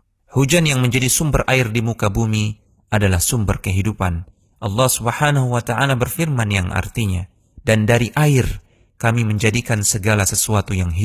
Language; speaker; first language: Indonesian; native; Indonesian